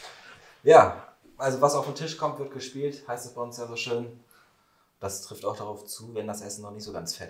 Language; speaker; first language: German; native; German